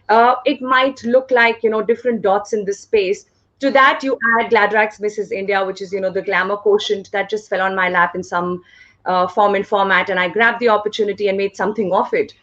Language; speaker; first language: English; non-native, local second language; Hindi